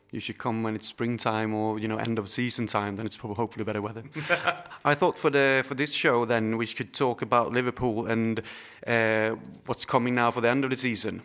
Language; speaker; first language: English; non-native, fluent; Swedish